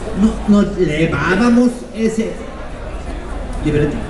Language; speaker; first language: Portuguese; non-native, learner; Spanish